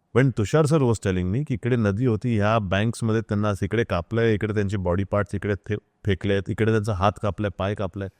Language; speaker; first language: Marathi; non-native, local second language; Hindi